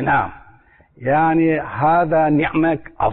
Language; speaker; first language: Arabic; non-native, learner; Turkish